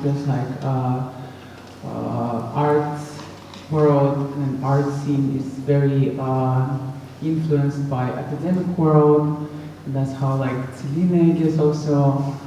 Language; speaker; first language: English; non-native, fluent; Russian